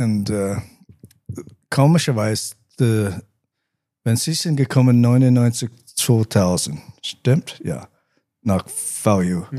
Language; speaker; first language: German; non-native, learner; English